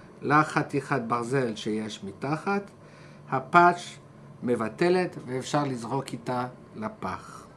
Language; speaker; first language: Hebrew; non-native, fluent; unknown